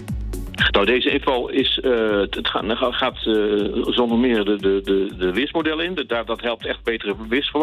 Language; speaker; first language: Dutch; native; Dutch